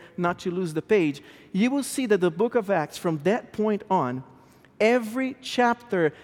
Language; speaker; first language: English; non-native, fluent; Portuguese